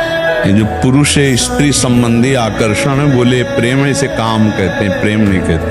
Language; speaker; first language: Hindi; native; Hindi